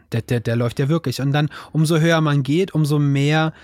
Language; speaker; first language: German; native; German